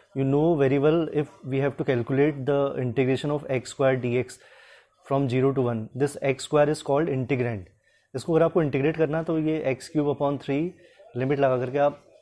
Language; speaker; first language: Hindi; native; Hindi